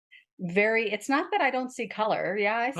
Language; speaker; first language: English; native; English